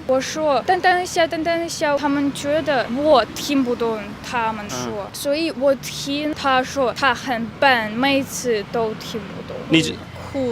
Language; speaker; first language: Chinese; non-native, learner; Russian